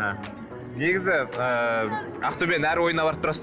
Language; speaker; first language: Kazakh; native; Kazakh